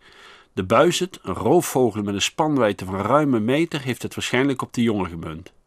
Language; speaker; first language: Dutch; native; Dutch